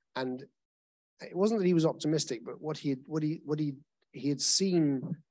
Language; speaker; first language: English; native; English